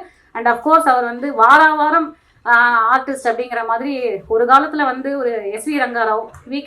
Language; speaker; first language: Tamil; native; Tamil